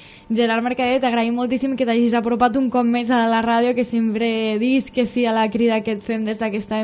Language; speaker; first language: Catalan; native; Catalan